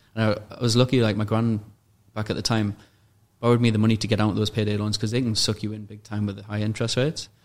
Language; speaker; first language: English; native; English